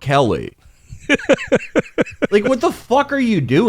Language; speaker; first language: English; native; English